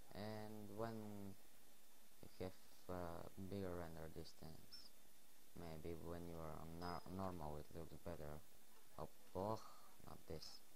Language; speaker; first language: English; non-native, learner; Bulgarian